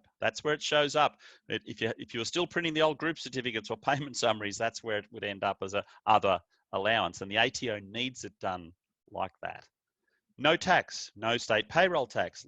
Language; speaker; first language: English; native; English